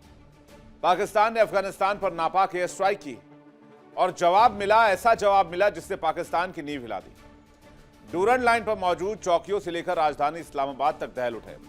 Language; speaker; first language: Hindi; native; Hindi